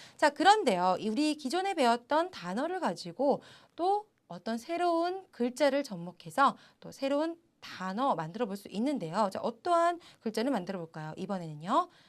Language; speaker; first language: Korean; native; Korean